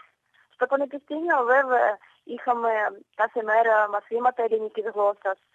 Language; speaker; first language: Greek; non-native, fluent; Ukrainian